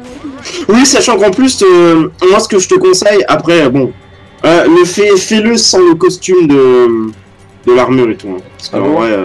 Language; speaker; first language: French; native; French